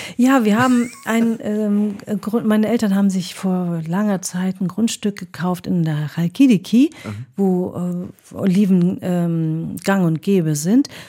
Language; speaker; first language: German; early bilingual, other home language; Greek